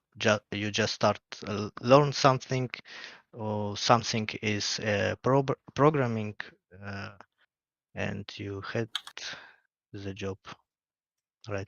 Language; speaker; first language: English; non-native, learner; Russian